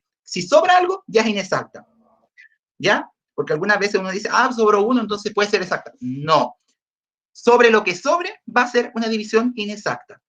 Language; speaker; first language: Spanish; native; Spanish